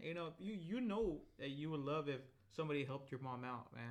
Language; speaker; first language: English; early bilingual, other home language; Spanish